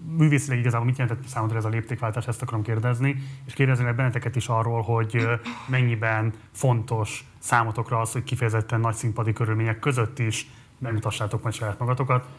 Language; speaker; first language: Hungarian; native; Hungarian